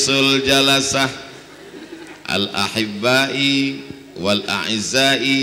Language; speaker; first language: Arabic; non-native, fluent; Indonesian